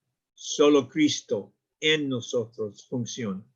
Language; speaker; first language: Spanish; non-native, learner; English